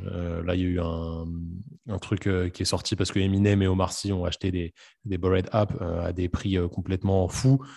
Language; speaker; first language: French; native; French